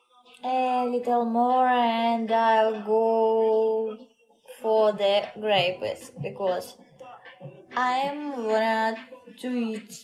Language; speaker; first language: English; non-native, learner; Russian